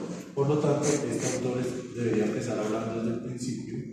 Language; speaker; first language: Spanish; native; Spanish